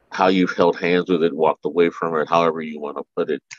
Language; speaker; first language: English; native; English